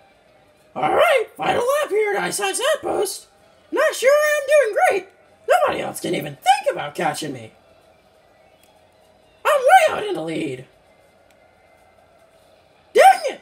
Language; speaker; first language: English; native; English